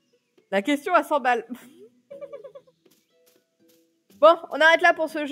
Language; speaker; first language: French; native; French